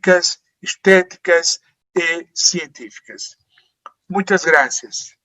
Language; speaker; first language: Spanish; non-native, learner; Portuguese